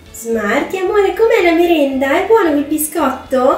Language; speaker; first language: Italian; native; Italian